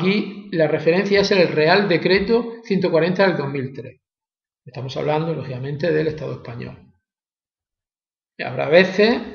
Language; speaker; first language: Spanish; native; Spanish